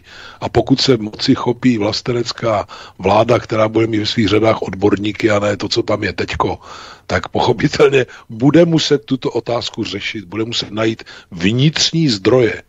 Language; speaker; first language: Czech; native; Czech